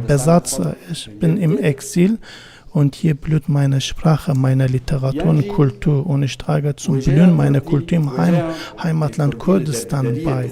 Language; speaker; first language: German; non-native, fluent; Kurdish